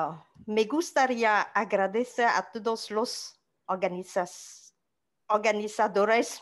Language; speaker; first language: Spanish; non-native, learner; Khmer